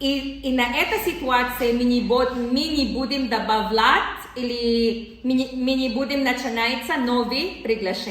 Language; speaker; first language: Russian; non-native, learner; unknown